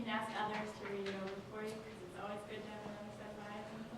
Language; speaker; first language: English; native; English